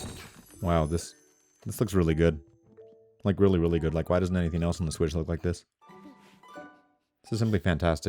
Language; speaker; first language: English; native; English